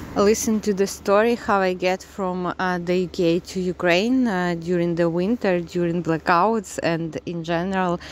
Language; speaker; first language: English; non-native, learner; Ukrainian